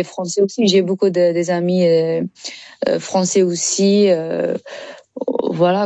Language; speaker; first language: French; non-native, learner; Persian